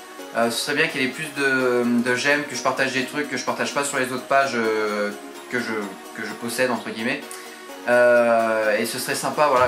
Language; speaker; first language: French; native; French